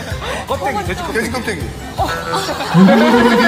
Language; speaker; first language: Korean; native; Korean